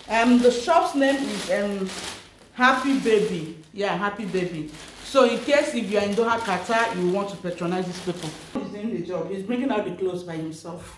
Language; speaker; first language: English; non-native, local second language; Igbo